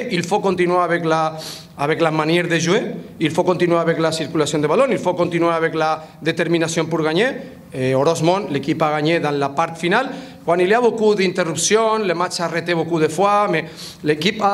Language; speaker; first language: French; non-native, fluent; Spanish